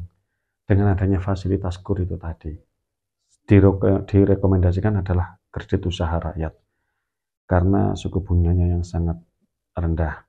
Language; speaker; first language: Indonesian; native; Indonesian